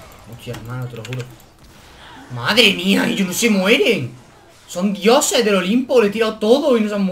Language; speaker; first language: Spanish; native; Spanish